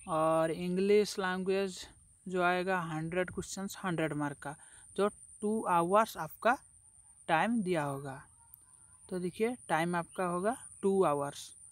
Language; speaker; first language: Hindi; non-native, local second language; Assamese